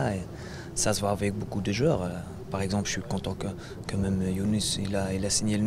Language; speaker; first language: French; non-native, fluent; Dutch